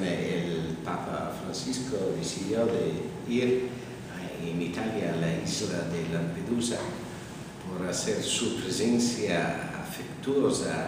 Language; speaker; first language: Spanish; non-native, fluent; Italian